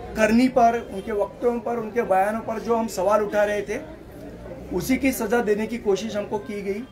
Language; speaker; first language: Hindi; non-native, local second language; Marathi